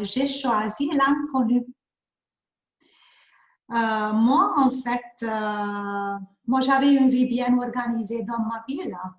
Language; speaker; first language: French; non-native, learner; Hungarian